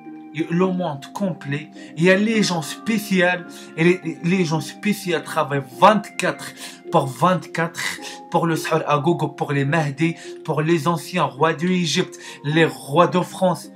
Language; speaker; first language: French; non-native, learner; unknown